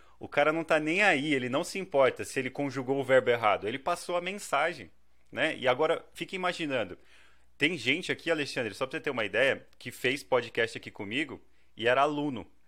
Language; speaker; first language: Portuguese; native; Portuguese